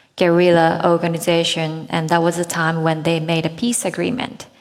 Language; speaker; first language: English; non-native, fluent; Japanese